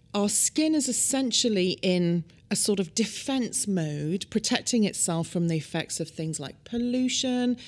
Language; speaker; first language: English; native; English